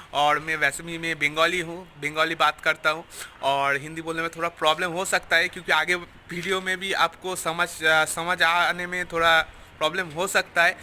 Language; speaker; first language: Hindi; non-native, local second language; Bangla